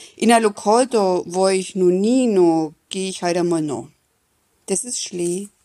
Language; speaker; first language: German; native; German